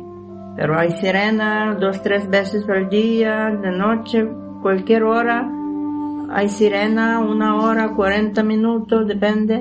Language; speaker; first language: Spanish; non-native, learner; Ukrainian